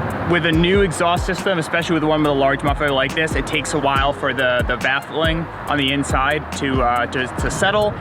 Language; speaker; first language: English; native; English